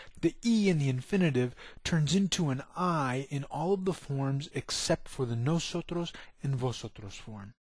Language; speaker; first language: English; native; English